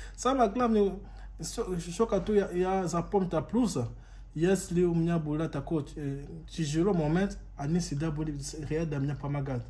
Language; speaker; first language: Russian; non-native, learner; Lingala